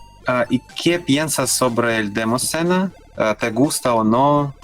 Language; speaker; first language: Spanish; non-native, learner; Russian